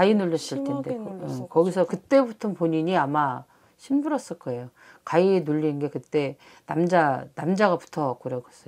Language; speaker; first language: Korean; native; Korean